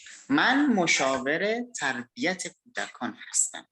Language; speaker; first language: Persian; non-native, fluent; Indonesian